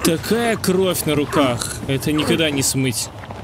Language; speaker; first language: Russian; native; Russian